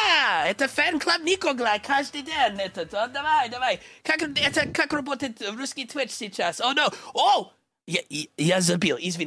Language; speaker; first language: Russian; non-native, learner; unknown